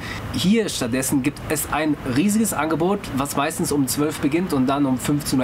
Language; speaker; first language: German; native; German